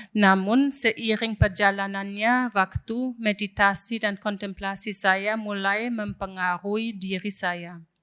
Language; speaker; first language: Indonesian; non-native, fluent; German